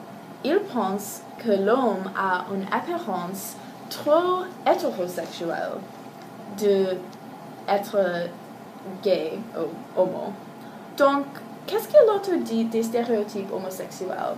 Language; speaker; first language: French; non-native, learner; English